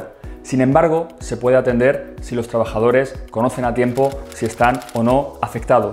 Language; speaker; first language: Spanish; native; Spanish